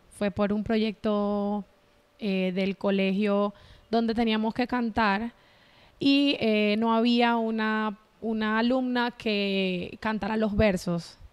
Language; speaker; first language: Spanish; native; Spanish